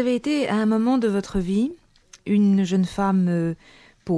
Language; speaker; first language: French; native; French